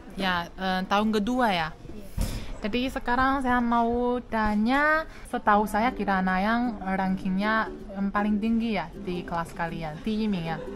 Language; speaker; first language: Indonesian; non-native, fluent; Chinese